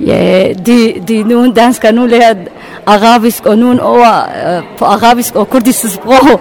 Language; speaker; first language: Danish; non-native, learner; Arabic